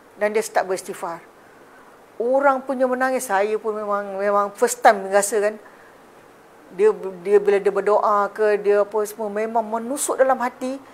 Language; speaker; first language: Malay; native; Malay